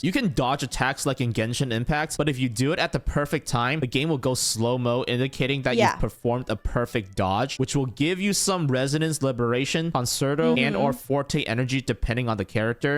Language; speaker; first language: English; native; English